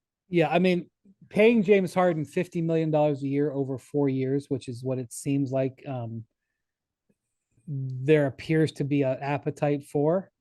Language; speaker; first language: English; native; English